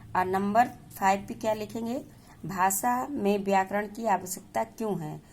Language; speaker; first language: Hindi; native; Hindi